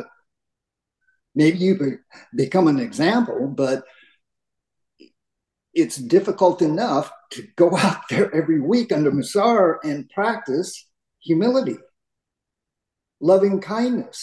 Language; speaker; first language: English; native; English